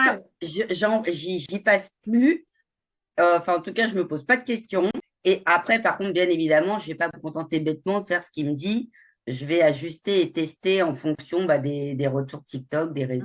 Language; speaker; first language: French; native; French